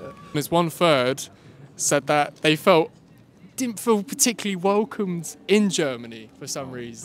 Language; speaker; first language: English; native; English